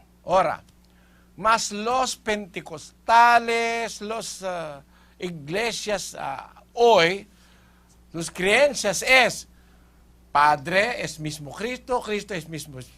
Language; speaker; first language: Spanish; non-native, fluent; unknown